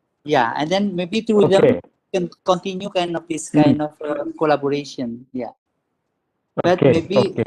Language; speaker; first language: English; non-native, learner; Indonesian